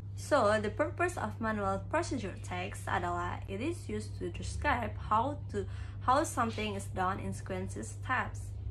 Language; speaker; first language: English; non-native, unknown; Indonesian